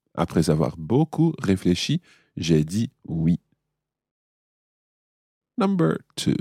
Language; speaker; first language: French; non-native, fluent; English